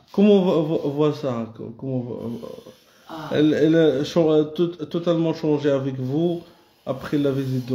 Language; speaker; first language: French; non-native, local second language; Arabic